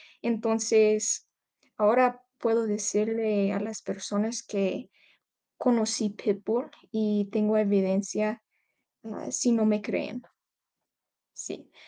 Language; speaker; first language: Spanish; non-native, learner; English